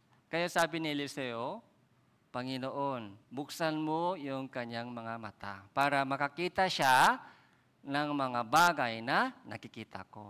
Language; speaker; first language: Filipino; non-native, fluent; Korean